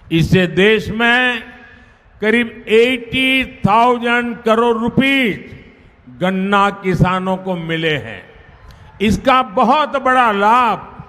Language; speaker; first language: Hindi; non-native, local second language; Gujarati